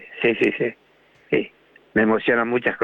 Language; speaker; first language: Spanish; native; Spanish